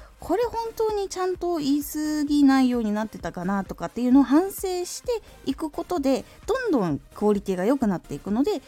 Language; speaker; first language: Japanese; native; Japanese